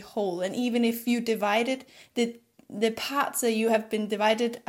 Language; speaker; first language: English; non-native, fluent; Danish